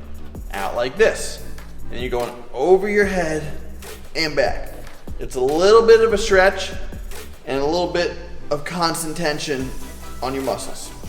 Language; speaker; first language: English; native; English